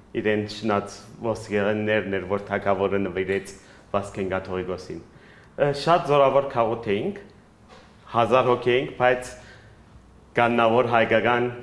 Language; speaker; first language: Armenian; early bilingual, heritage; Armenian